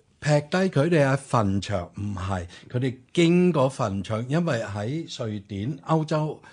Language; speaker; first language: Cantonese; early bilingual, other home language; Swedish